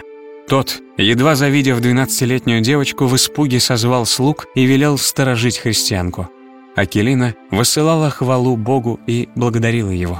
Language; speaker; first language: Russian; native; Russian